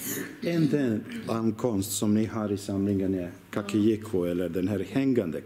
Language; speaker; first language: Swedish; non-native, learner; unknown